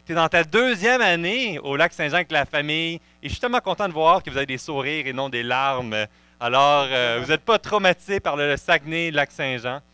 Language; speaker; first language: French; native; French